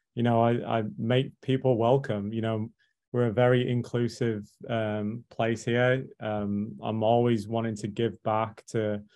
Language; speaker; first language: English; native; English